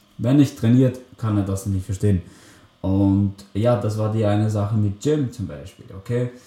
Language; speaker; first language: German; early bilingual, other home language; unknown